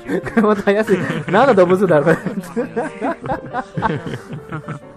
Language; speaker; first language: Japanese; non-native, learner; Indonesian